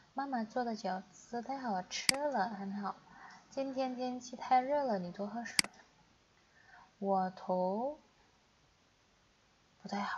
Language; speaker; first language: Chinese; non-native, fluent; Indonesian